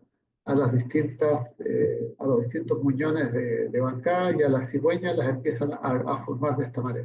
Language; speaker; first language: Spanish; native; Spanish